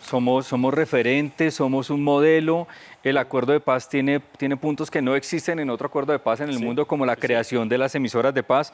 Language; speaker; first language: Spanish; native; Spanish